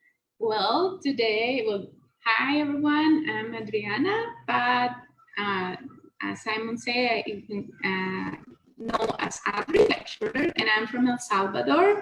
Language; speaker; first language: English; non-native, learner; Spanish